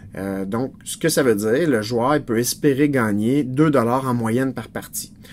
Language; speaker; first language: French; native; French